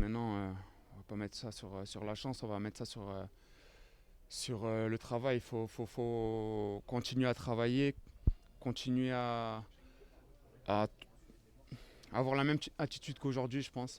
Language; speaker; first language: French; native; French